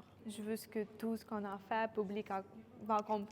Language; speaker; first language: French; non-native, learner; Ukrainian